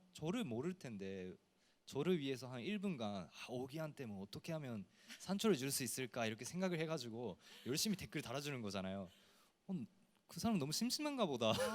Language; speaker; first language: Korean; non-native, fluent; Japanese